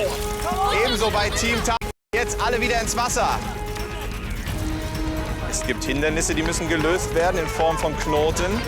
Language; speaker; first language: German; native; German